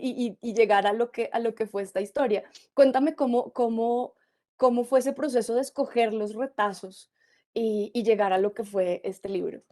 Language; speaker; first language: Spanish; native; Spanish